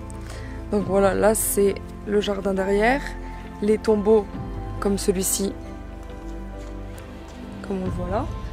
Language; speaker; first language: French; native; French